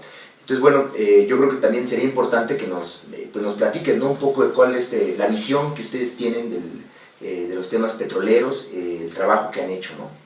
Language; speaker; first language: Spanish; native; Spanish